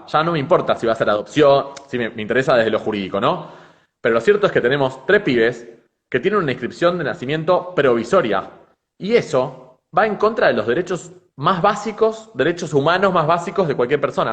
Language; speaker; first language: Spanish; native; Spanish